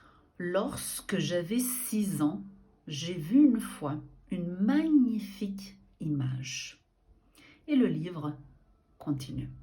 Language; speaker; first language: French; non-native, fluent; Portuguese